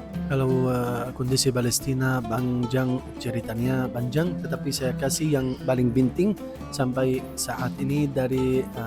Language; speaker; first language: Indonesian; non-native, fluent; Arabic